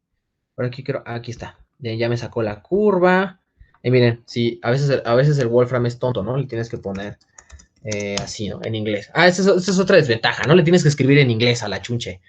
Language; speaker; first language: Spanish; native; Spanish